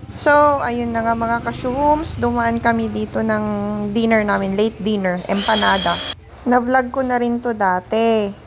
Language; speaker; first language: Filipino; non-native, local second language; Iloko